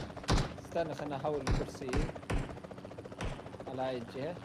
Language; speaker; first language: Arabic; native; Arabic